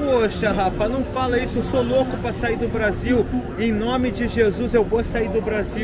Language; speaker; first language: Portuguese; native; Portuguese